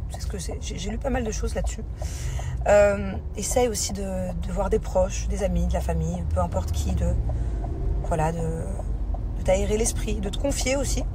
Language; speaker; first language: French; native; French